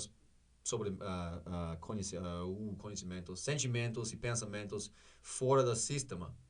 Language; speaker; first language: Portuguese; non-native, learner; English